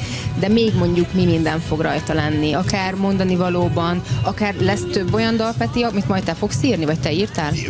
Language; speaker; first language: Hungarian; native; Hungarian